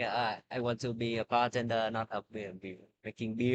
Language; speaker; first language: English; non-native, learner; Vietnamese